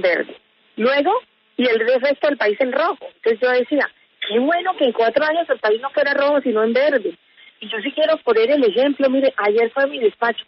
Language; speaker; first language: Spanish; native; Spanish